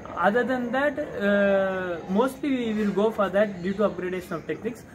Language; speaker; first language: English; non-native, local second language; Tamil